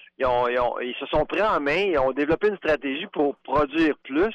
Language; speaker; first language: French; native; French